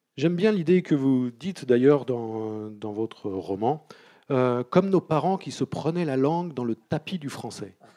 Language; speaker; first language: French; native; French